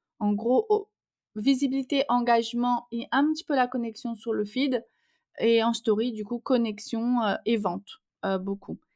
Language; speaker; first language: French; non-native, fluent; Portuguese